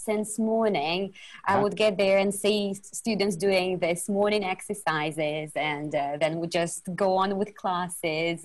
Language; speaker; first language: English; non-native, fluent; Russian